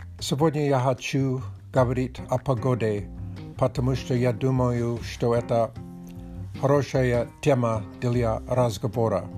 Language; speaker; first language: Russian; non-native, learner; English